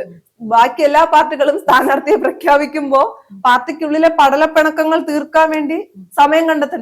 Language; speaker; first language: Malayalam; native; Malayalam